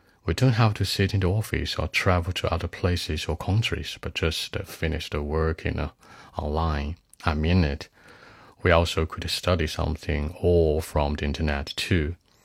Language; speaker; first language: English; non-native, fluent; Chinese